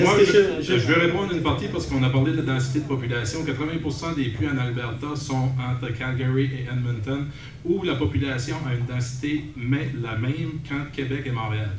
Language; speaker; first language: French; native; French